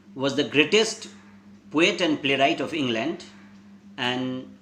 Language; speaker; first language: English; non-native, local second language; Bangla